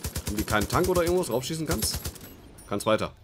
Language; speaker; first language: German; native; German